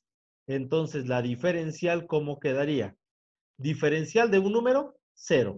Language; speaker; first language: Spanish; native; Spanish